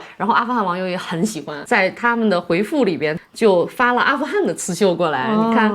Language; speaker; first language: Chinese; native; Chinese